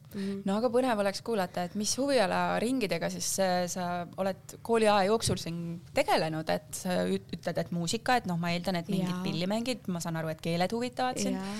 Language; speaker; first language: Estonian; native; Estonian